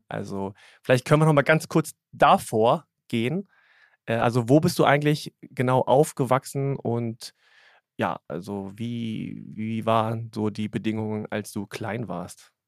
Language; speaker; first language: German; native; German